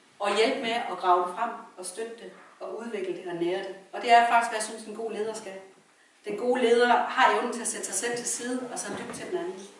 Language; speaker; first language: Danish; native; Danish